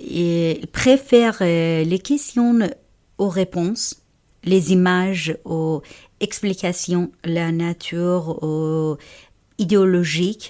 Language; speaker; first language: French; non-native, fluent; Persian